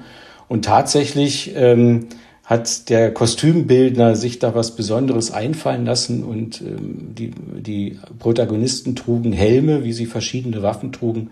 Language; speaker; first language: German; native; German